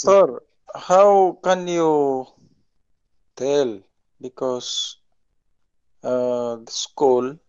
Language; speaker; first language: English; non-native, local second language; Filipino